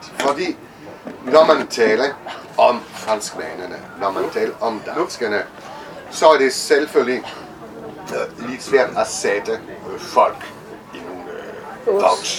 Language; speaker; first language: Danish; non-native, fluent; French